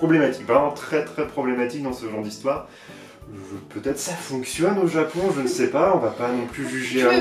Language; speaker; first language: French; native; French